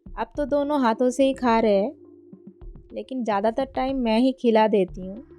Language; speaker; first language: Hindi; non-native, local second language; Bangla